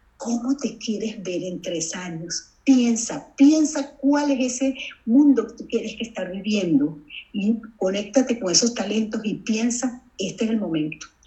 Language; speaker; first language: Spanish; native; Spanish